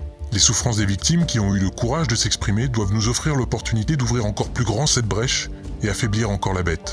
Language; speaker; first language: French; native; French